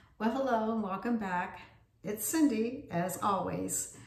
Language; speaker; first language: English; native; English